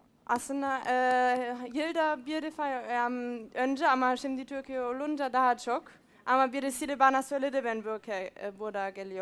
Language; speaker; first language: Turkish; non-native, learner; German